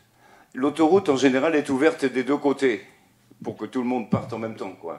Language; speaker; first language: French; native; French